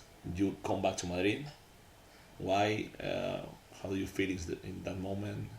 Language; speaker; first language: English; non-native, learner; Spanish